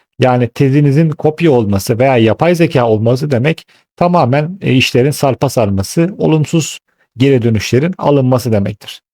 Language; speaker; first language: Turkish; native; Turkish